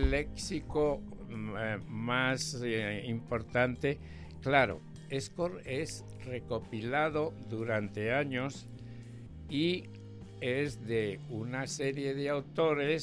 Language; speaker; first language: Spanish; native; Spanish